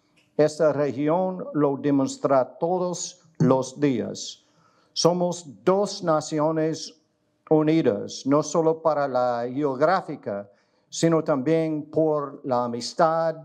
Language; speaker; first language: Spanish; non-native, learner; English